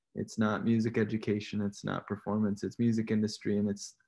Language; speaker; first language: English; native; English